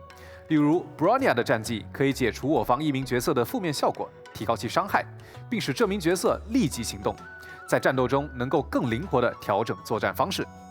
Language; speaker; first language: Chinese; native; Chinese